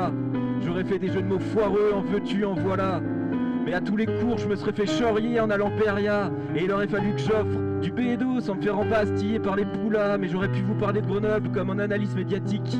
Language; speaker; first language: French; native; French